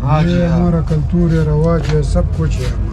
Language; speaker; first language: Hindi; non-native, learner; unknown